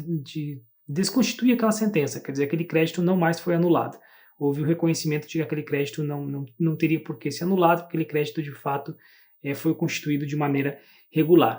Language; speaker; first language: Portuguese; native; Portuguese